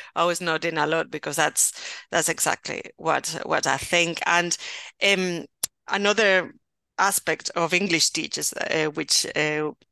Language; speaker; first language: English; non-native, fluent; Spanish